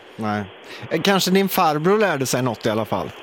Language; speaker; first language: Swedish; native; Swedish